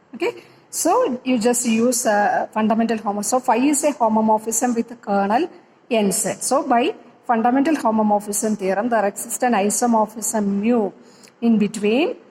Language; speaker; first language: English; non-native, local second language; Malayalam